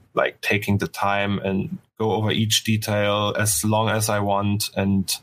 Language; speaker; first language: English; non-native, fluent; German